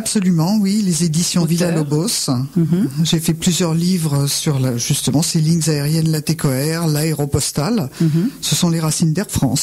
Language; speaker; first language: French; native; French